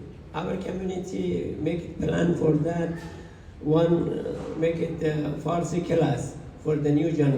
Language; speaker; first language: English; non-native, learner; Persian